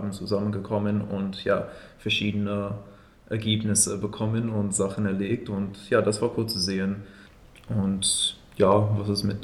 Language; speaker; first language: German; non-native, fluent; English